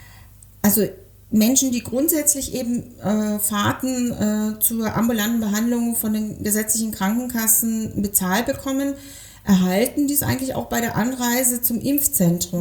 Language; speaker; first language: German; native; German